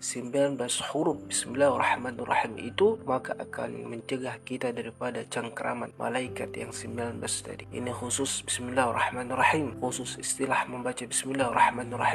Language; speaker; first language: Malay; native; Malay